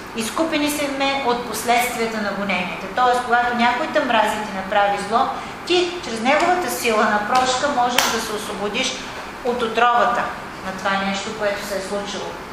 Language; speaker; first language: Bulgarian; native; Bulgarian